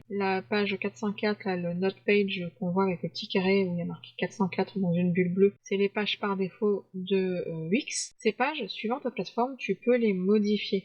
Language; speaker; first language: French; native; French